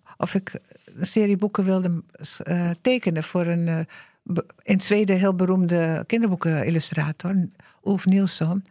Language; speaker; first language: Dutch; early bilingual, heritage; Dutch